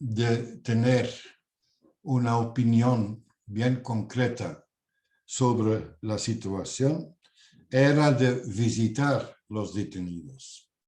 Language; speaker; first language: Spanish; non-native, fluent; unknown